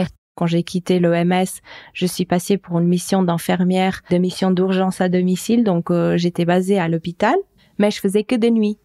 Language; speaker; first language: French; non-native, fluent; Portuguese